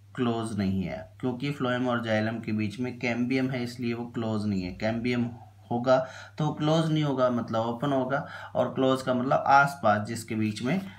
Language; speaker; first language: Hindi; native; Hindi